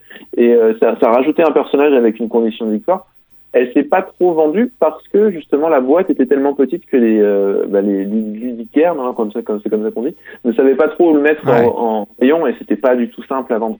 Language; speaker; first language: French; native; French